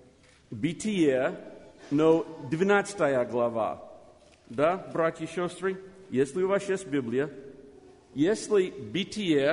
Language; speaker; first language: Russian; non-native, learner; English